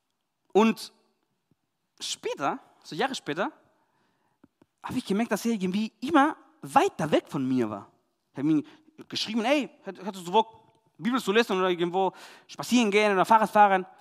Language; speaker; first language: German; non-native, learner; Spanish